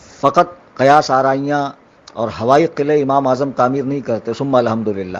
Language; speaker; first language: Urdu; native; Urdu